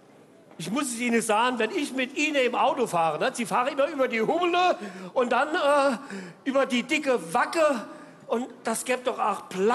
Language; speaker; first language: German; native; German